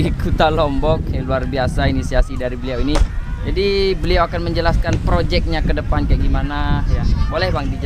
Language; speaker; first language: Indonesian; native; Indonesian